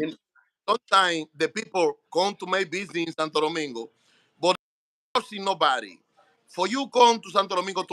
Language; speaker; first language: English; non-native, learner; Spanish